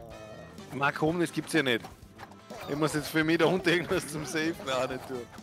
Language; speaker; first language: German; native; German